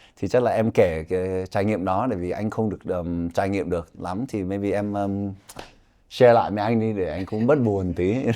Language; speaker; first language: Vietnamese; early bilingual, heritage; Vietnamese